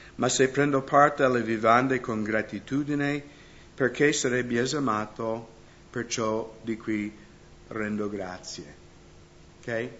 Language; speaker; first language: Italian; non-native, fluent; English